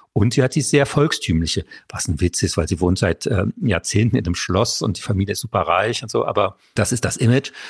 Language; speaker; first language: German; early bilingual, other home language; French